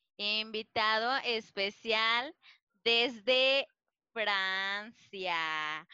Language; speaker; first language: Spanish; native; Spanish